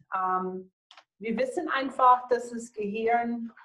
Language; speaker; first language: German; non-native, fluent; English